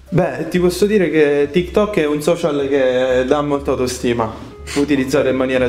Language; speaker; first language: Italian; native; Italian